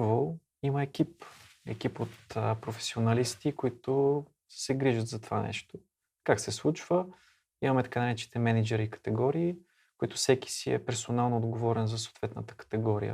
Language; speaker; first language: Bulgarian; native; Bulgarian